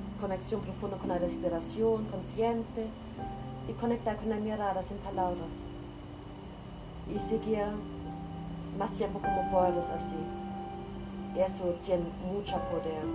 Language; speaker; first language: Spanish; non-native, learner; German